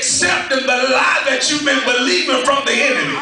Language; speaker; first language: English; native; English